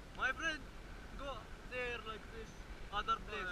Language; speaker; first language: English; non-native, learner; Arabic